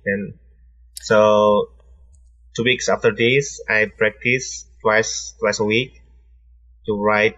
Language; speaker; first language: English; non-native, learner; Indonesian